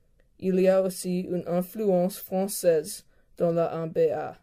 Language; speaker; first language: French; non-native, learner; English